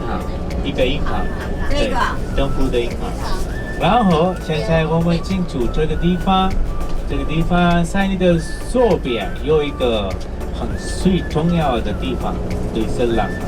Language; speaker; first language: Chinese; non-native, learner; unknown